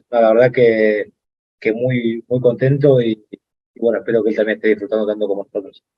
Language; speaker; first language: Spanish; native; Spanish